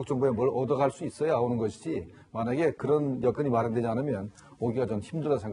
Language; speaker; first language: Korean; native; Korean